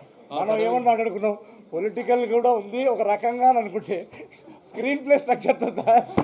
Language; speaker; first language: Telugu; native; Telugu